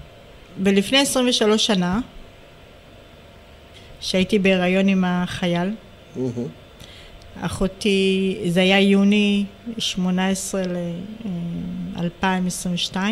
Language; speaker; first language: Hebrew; early bilingual, other home language; Amharic